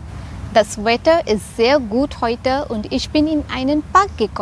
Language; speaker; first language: German; non-native, fluent; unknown